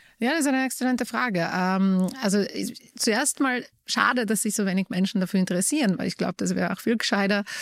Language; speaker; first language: German; non-native, fluent; Polish